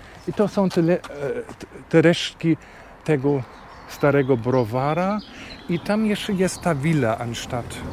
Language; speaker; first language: Polish; non-native, fluent; German